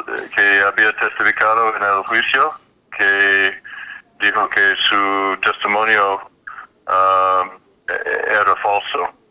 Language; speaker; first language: Spanish; non-native, fluent; English